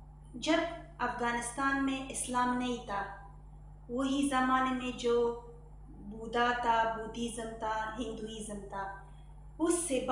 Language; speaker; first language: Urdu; non-native, learner; Persian